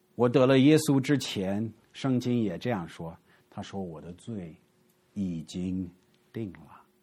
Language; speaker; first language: Chinese; non-native, fluent; English